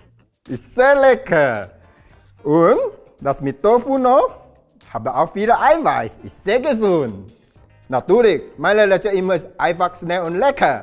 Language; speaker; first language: German; non-native, learner; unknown